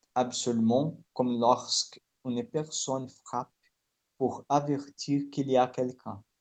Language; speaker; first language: French; non-native, fluent; Portuguese